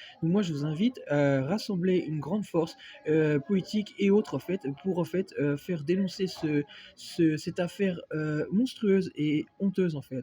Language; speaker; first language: French; native; French